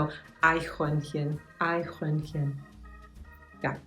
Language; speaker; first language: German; non-native, learner; English